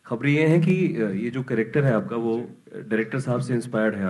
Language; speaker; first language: Hindi; native; Hindi